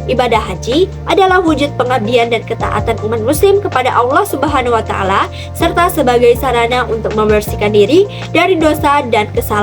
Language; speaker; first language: Indonesian; native; Indonesian